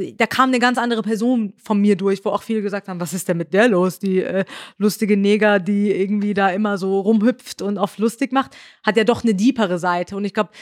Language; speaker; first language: German; early bilingual, other home language; Persian